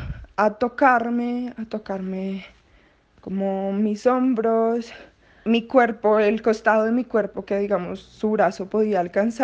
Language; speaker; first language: Spanish; native; Spanish